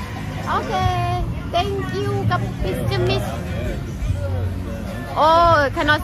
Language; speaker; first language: English; non-native, learner; Thai